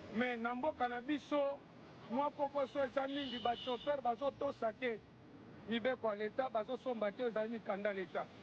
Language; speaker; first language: Lingala; native; Lingala